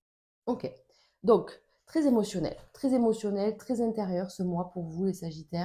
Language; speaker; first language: French; native; French